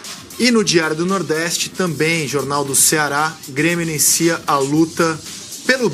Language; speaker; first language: Portuguese; native; Portuguese